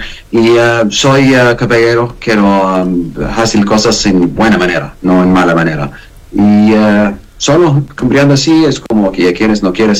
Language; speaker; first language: Spanish; non-native, learner; Arabic